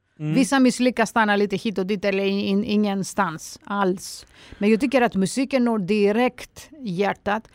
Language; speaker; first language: Swedish; non-native, fluent; Greek